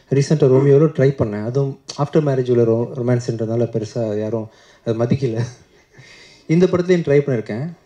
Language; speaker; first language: Tamil; native; Tamil